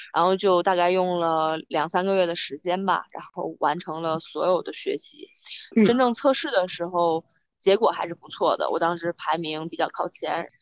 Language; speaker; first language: Chinese; native; Chinese